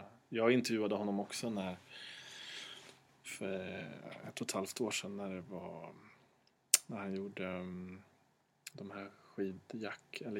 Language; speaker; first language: Swedish; native; Swedish